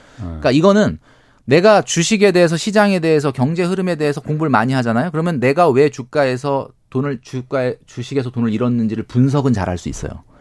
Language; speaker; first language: Korean; native; Korean